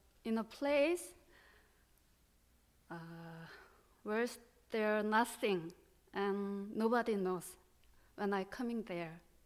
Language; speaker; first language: English; non-native, learner; Korean